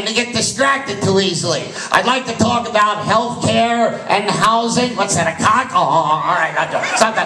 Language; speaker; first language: English; native; English